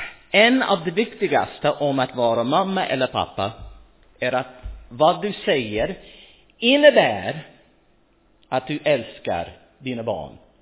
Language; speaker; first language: Swedish; non-native, fluent; English